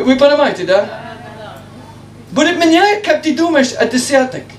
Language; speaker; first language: Russian; non-native, learner; English